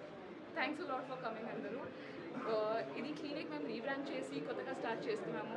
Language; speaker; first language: Telugu; native; Telugu